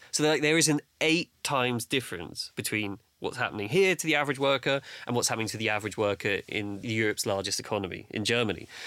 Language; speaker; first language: English; native; English